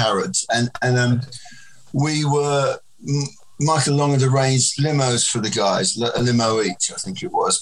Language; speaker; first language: English; native; English